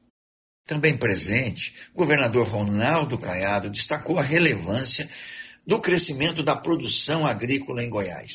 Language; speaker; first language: Portuguese; native; Portuguese